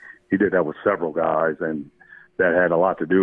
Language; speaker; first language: English; native; English